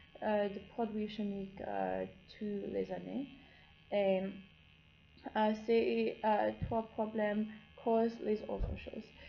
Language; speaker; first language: French; non-native, learner; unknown